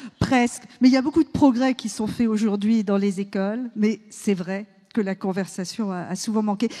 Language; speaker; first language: French; native; French